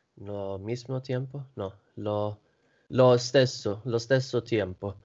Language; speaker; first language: Italian; non-native, learner; Swedish